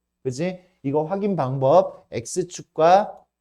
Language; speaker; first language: Korean; native; Korean